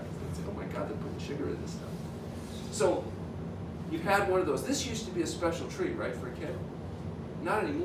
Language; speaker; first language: English; native; English